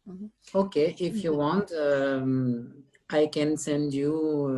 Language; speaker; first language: English; non-native, learner; French